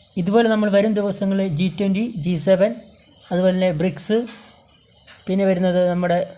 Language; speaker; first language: Malayalam; native; Malayalam